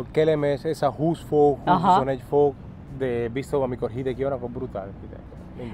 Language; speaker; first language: Hungarian; non-native, learner; English